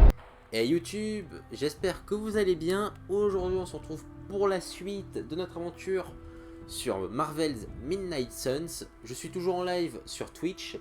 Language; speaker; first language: French; native; French